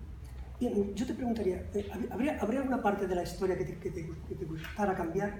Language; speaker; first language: Spanish; native; Spanish